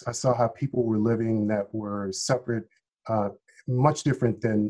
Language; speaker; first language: English; native; English